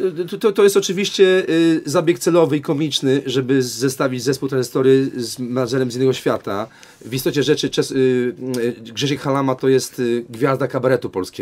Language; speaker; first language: Polish; native; Polish